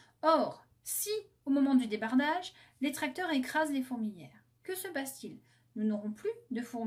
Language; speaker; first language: French; native; French